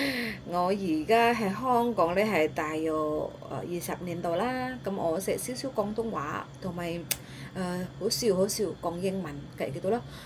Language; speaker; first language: Cantonese; non-native, learner; Indonesian